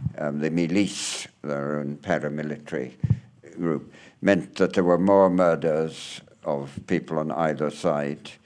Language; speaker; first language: English; native; English